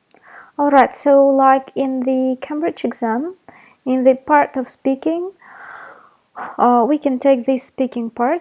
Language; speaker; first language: English; non-native, fluent; Russian